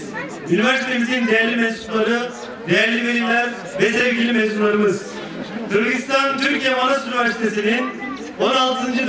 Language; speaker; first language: Turkish; native; Turkish